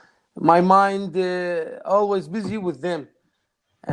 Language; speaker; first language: English; non-native, learner; Arabic